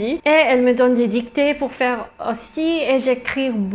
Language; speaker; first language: French; non-native, learner; English